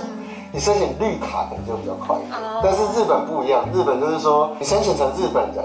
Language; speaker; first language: Chinese; native; Chinese